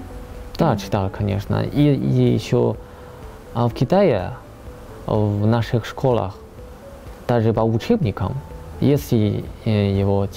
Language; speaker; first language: Russian; non-native, learner; Chinese